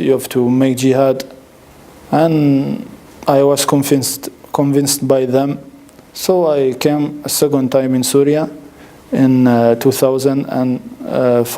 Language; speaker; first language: English; non-native, fluent; French